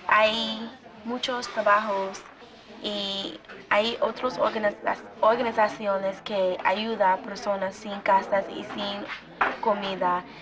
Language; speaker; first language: Spanish; non-native, learner; English